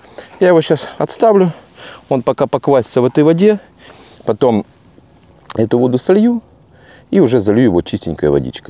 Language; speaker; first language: Russian; native; Russian